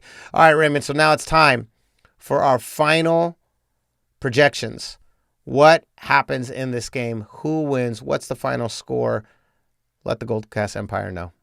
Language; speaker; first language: English; native; English